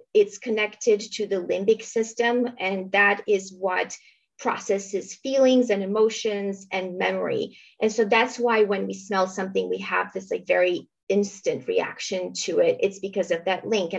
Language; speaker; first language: English; early bilingual, other home language; Romanian